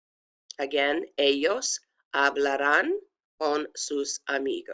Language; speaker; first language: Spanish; non-native, fluent; English